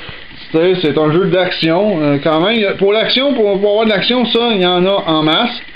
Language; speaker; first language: French; native; French